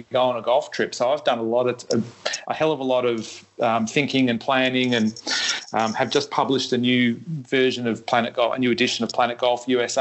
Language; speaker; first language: English; native; English